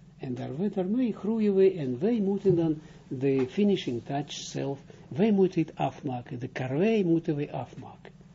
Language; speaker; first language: Dutch; non-native, fluent; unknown